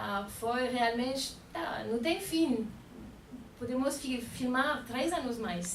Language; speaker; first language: Portuguese; non-native, fluent; French